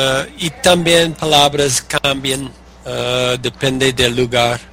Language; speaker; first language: Spanish; non-native, learner; English